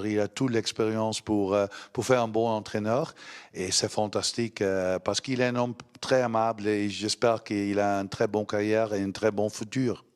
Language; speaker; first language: French; non-native, learner; Dutch